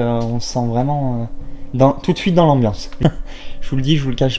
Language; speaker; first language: French; native; French